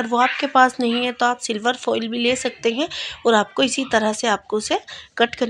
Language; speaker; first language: Hindi; native; Hindi